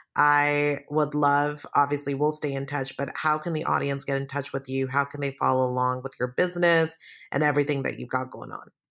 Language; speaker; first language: English; native; English